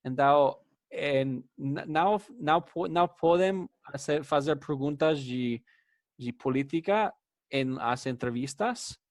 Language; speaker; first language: Spanish; non-native, fluent; English